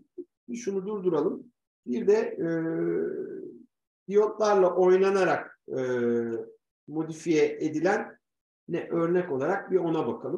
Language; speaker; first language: Turkish; native; Turkish